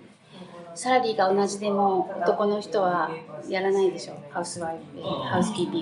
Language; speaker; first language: Japanese; non-native, fluent; Portuguese